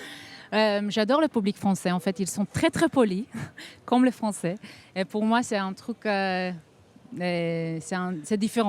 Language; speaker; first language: French; non-native, fluent; Hebrew